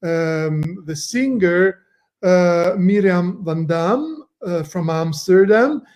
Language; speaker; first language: English; non-native, fluent; Italian